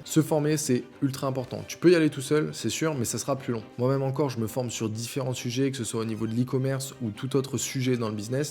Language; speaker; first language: French; native; French